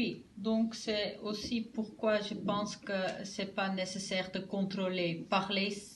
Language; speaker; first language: French; non-native, learner; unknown